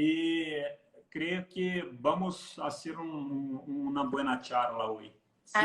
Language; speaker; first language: Spanish; non-native, learner; Portuguese